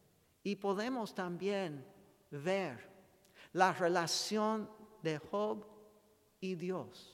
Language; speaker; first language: Spanish; non-native, fluent; English